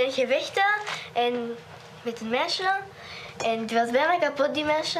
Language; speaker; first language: Dutch; non-native, local second language; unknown